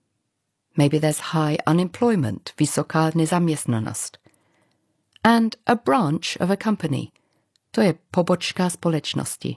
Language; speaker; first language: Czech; non-native, learner; English